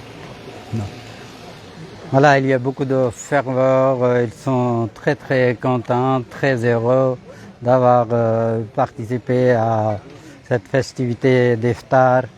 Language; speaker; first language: French; non-native, fluent; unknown